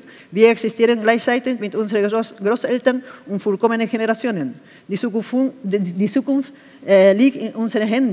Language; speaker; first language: German; non-native, fluent; Spanish